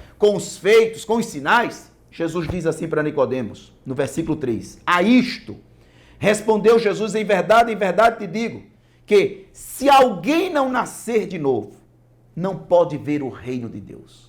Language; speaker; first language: Portuguese; native; Portuguese